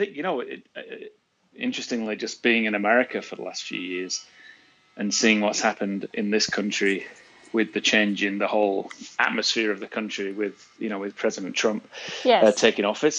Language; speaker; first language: English; native; English